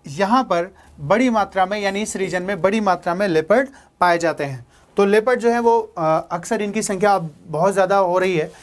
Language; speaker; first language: Hindi; native; Hindi